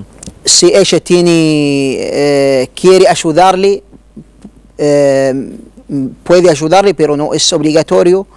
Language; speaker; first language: Spanish; non-native, learner; Arabic